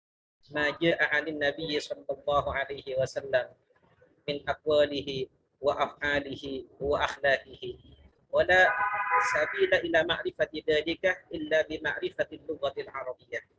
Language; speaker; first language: Arabic; non-native, fluent; Malay